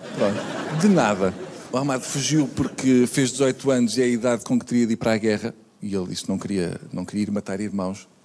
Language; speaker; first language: Portuguese; native; Portuguese